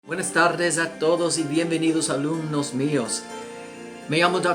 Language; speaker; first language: Spanish; non-native, fluent; English